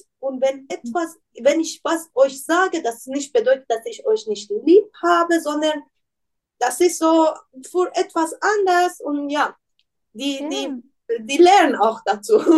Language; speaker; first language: German; non-native, learner; Persian